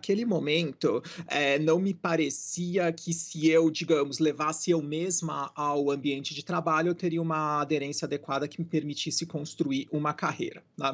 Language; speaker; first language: Portuguese; native; Portuguese